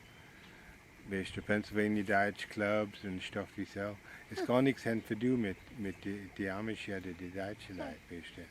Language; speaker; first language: German; early bilingual, heritage; Pennsylvania German